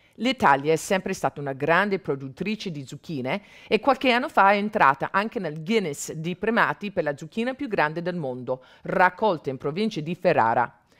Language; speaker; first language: Italian; non-native, fluent; English